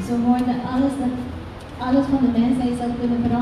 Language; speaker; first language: Dutch; non-native, fluent; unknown